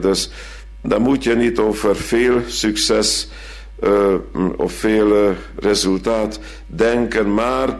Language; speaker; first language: Dutch; non-native, fluent; Hungarian